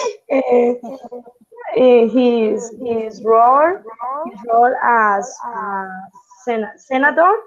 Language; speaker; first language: English; non-native, learner; Spanish